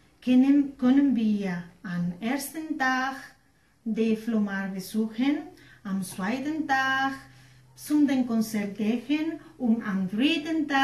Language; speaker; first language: German; non-native, learner; Spanish